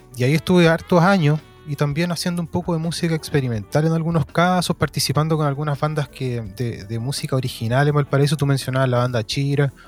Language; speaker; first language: Spanish; native; Spanish